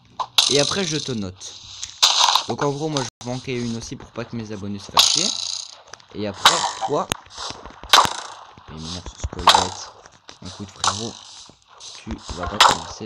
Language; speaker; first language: French; native; French